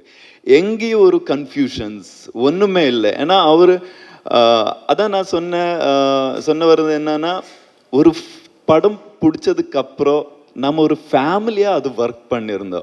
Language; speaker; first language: Tamil; non-native, fluent; Malayalam